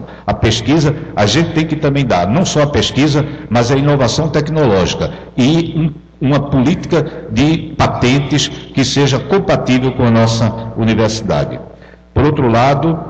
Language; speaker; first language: Portuguese; native; Portuguese